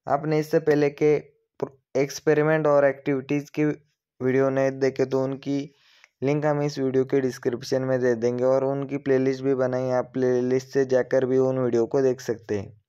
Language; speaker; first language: Hindi; non-native, local second language; Marathi